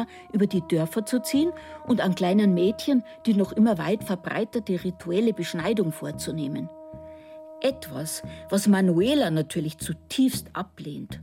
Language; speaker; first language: German; native; German